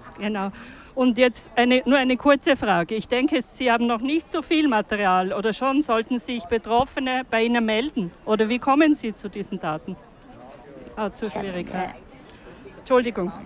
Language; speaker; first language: German; native; German